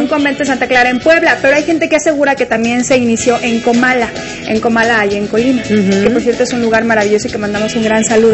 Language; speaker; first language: Spanish; native; Spanish